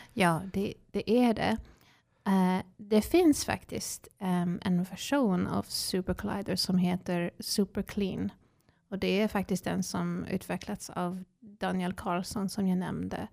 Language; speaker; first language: Swedish; non-native, fluent; English